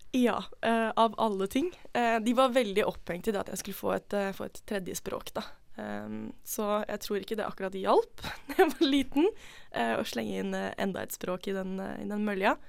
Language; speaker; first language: Norwegian; non-native, local second language; Icelandic